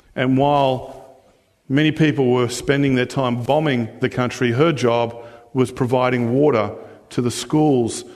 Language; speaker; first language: English; native; English